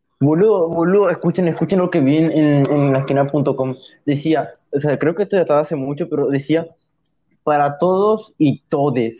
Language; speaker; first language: Spanish; native; Spanish